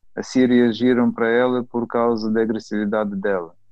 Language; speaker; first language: Portuguese; non-native, fluent; Ukrainian